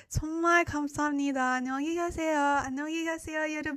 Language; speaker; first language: Korean; non-native, fluent; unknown